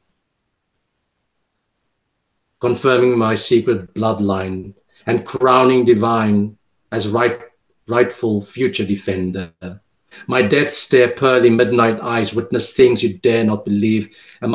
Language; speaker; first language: English; non-native, local second language; Afrikaans